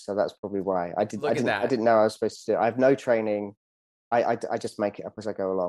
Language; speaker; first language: English; native; English